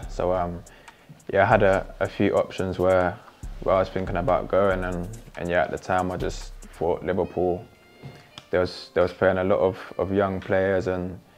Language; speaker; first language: English; native; English